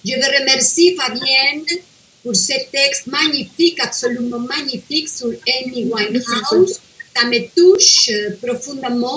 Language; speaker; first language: French; non-native, fluent; Spanish